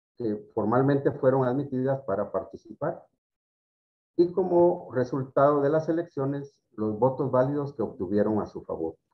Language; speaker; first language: Spanish; native; Spanish